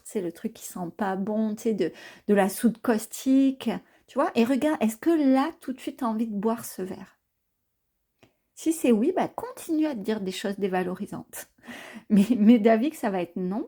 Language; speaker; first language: French; native; French